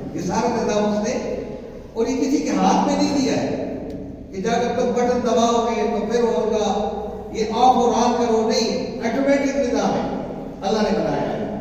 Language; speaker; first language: Urdu; native; Urdu